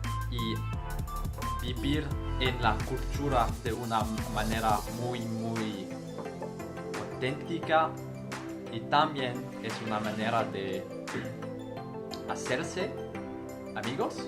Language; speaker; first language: Spanish; non-native, learner; English